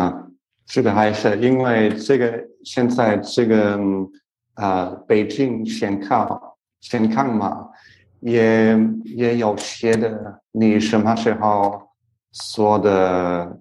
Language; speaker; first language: Chinese; non-native, learner; English